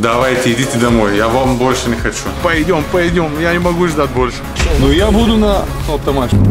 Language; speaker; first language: Russian; non-native, learner; Bulgarian